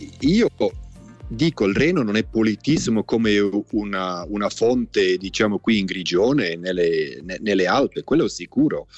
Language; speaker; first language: Italian; non-native, local second language; German